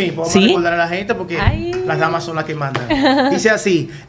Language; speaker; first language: Spanish; native; Spanish